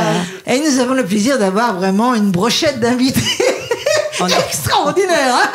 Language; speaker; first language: French; native; French